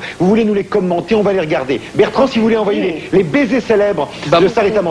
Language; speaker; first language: French; native; French